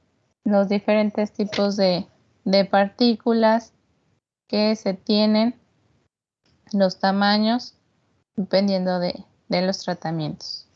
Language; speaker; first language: Spanish; native; Spanish